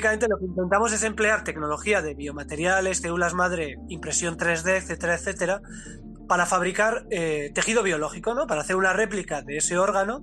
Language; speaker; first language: Spanish; native; Spanish